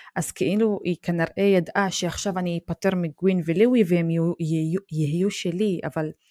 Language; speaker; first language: Hebrew; non-native, local second language; Arabic